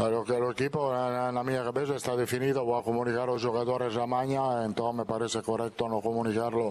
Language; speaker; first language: Portuguese; non-native, fluent; Italian